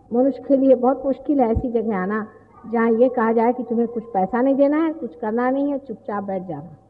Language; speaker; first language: Hindi; non-native, local second language; Marathi